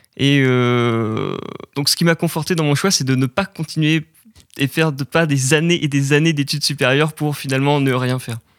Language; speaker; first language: French; native; French